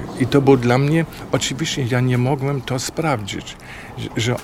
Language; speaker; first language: Polish; non-native, learner; German